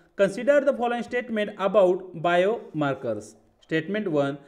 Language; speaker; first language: English; non-native, local second language; Marathi